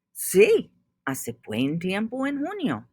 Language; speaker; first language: Spanish; non-native, fluent; English